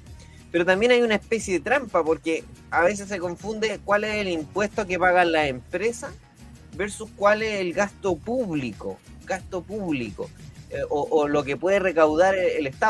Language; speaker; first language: Spanish; native; Spanish